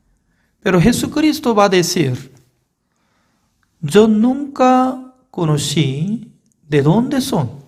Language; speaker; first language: Spanish; non-native, fluent; Korean